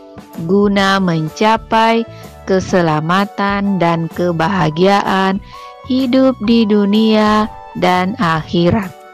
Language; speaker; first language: Indonesian; native; Indonesian